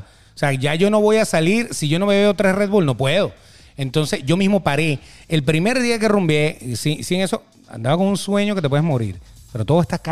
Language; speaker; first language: Spanish; native; Spanish